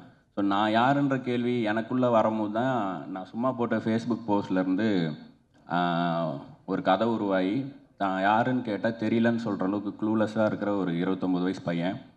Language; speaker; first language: Tamil; native; Tamil